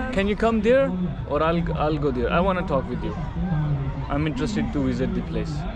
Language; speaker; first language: English; non-native, learner; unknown